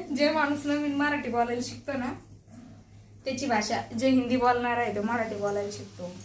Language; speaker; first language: Marathi; non-native, local second language; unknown